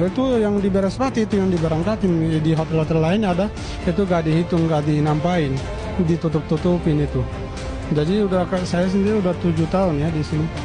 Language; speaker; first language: Indonesian; non-native, fluent; Rohingya